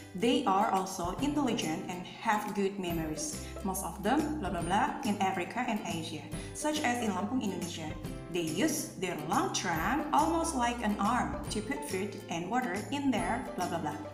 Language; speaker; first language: English; non-native, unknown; Indonesian